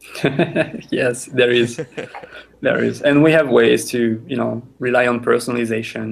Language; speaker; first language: English; non-native, fluent; French